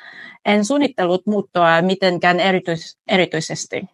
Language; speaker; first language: Finnish; non-native, fluent; Vietnamese